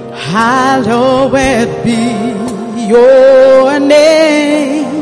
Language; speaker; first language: English; non-native, local second language; Akan